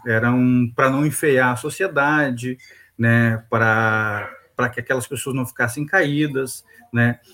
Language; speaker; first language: Portuguese; native; Portuguese